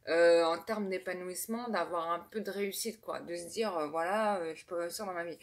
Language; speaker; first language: French; native; French